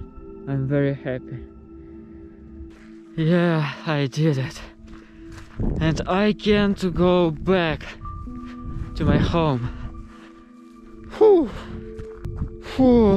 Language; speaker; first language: English; non-native, learner; Russian